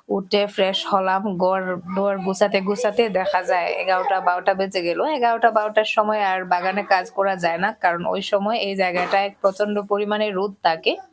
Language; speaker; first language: Bangla; native; Bangla